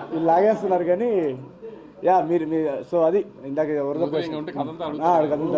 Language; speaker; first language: Telugu; native; Telugu